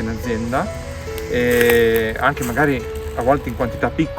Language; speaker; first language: Italian; native; Italian